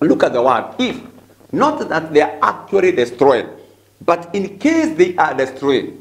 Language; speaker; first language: English; non-native, local second language; Swahili